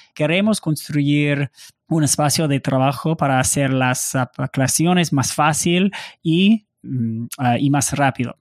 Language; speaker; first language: Spanish; non-native, learner; English